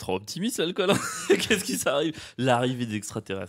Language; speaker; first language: French; native; French